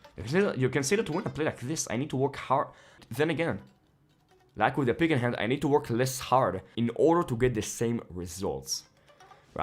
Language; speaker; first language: English; non-native, fluent; Hebrew